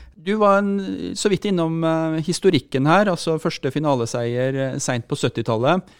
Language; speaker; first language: Norwegian; native; Norwegian